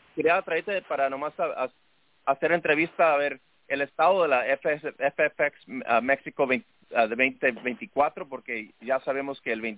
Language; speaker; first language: Spanish; early bilingual, heritage; Spanish